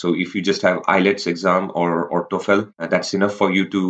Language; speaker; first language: English; non-native, local second language; Rajasthani